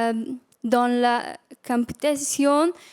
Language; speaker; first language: French; non-native, learner; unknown